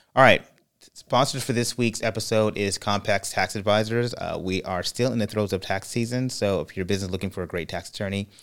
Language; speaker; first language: English; native; English